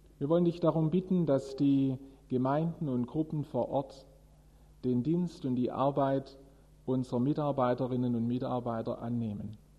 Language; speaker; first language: German; native; German